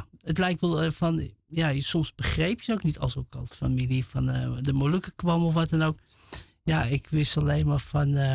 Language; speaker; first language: Dutch; native; Dutch